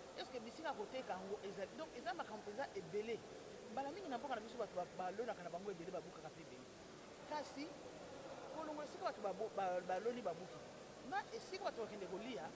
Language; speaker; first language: Lingala; native; Lingala